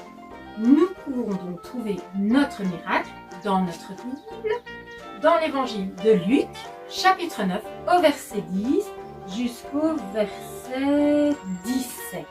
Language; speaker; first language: French; native; French